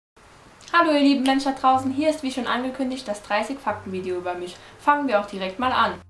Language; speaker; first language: German; native; German